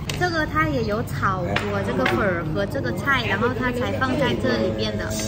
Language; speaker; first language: Chinese; non-native, fluent; Vietnamese